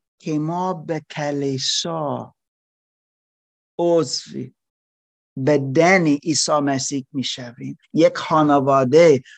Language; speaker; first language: Persian; non-native, learner; German